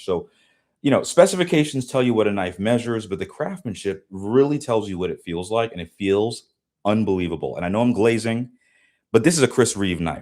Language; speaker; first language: English; native; English